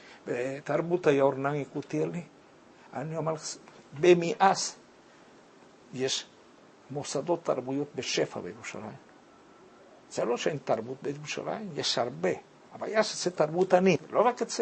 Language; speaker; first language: Hebrew; early bilingual, other home language; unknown